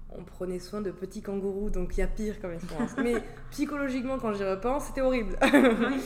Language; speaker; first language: French; native; French